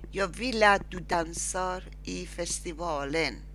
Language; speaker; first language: Swedish; non-native, learner; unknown